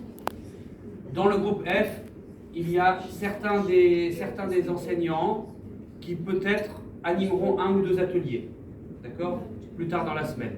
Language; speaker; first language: French; native; French